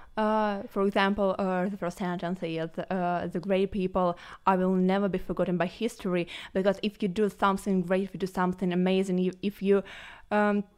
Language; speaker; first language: English; non-native, learner; Ukrainian